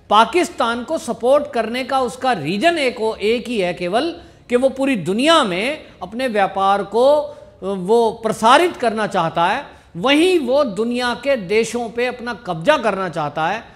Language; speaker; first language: Hindi; native; Hindi